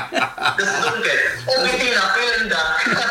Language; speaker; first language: German; non-native, learner; Filipino